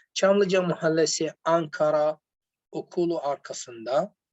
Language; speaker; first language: Turkish; non-native, learner; Arabic